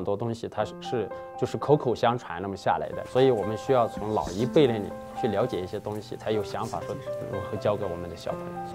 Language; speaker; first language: Chinese; native; Chinese